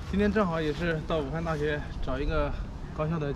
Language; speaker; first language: Chinese; native; Chinese